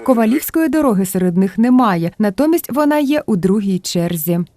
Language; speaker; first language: Ukrainian; native; Ukrainian